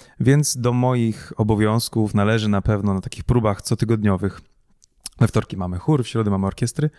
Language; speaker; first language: Polish; native; Polish